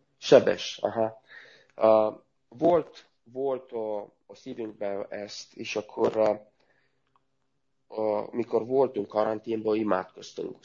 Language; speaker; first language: Hungarian; non-native, learner; Romanian